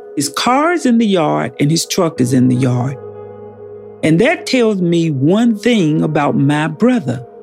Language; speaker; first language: English; native; English